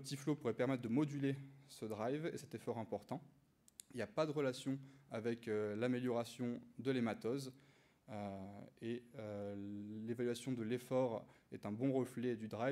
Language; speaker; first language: French; native; French